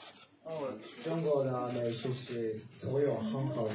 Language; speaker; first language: Chinese; non-native, learner; Thai